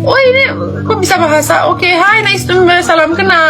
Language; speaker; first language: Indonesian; non-native, fluent; Romanian